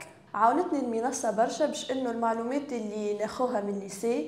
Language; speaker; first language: Arabic; native; Arabic